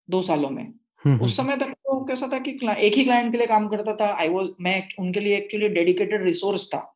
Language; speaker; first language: Hindi; non-native, local second language; Marathi